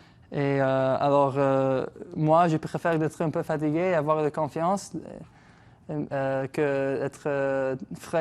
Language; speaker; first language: French; non-native, local second language; English